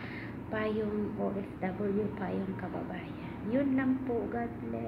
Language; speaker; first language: Filipino; non-native, local second language; Cebuano